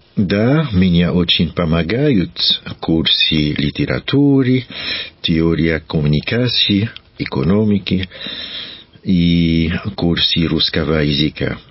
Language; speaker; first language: Russian; non-native, learner; French